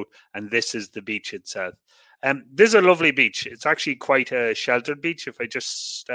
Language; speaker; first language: English; native; English